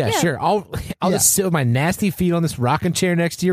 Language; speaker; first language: English; native; English